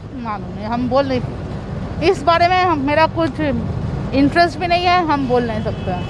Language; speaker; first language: Hindi; non-native, local second language; Bangla